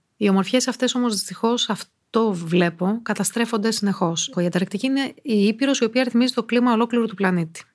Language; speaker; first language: Greek; native; Greek